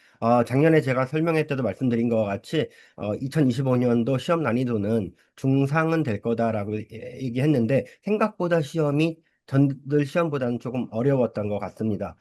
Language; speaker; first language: Korean; early bilingual, heritage; Korean